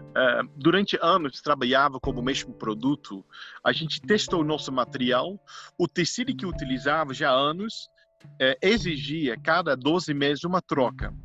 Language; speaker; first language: Portuguese; non-native, fluent; Dutch